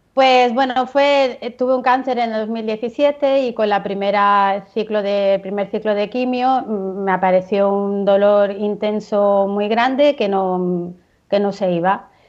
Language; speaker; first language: Spanish; native; Spanish